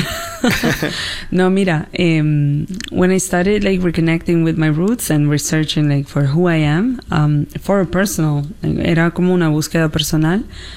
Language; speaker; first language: English; non-native, fluent; Italian